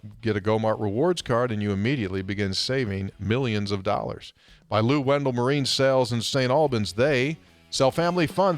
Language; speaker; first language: English; native; English